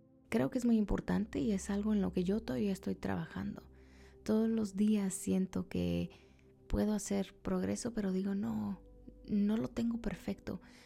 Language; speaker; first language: Spanish; early bilingual, heritage; Spanish